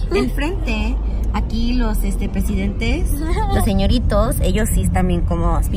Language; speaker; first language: Spanish; early bilingual, heritage; Spanish